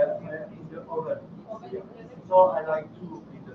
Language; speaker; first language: English; non-native, learner; French